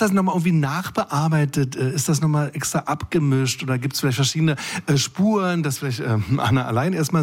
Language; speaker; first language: German; native; German